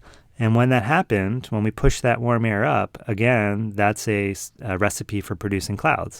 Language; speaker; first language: English; native; English